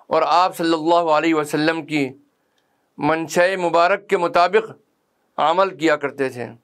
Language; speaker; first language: Urdu; native; Urdu